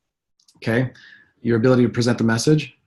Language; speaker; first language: English; native; English